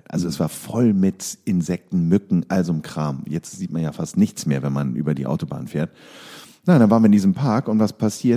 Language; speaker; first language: German; native; German